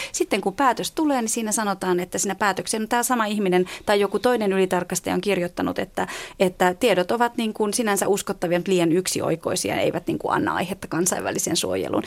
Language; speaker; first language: Finnish; native; Finnish